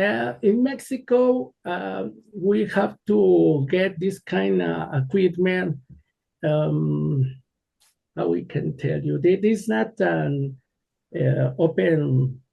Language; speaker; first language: English; non-native, learner; Spanish